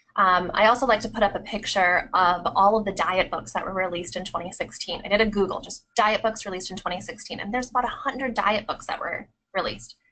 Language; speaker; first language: English; native; English